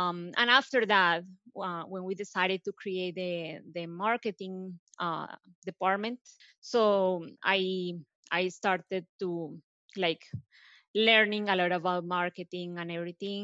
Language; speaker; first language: English; non-native, fluent; Spanish